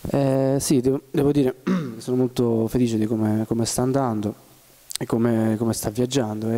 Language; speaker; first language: Italian; native; Italian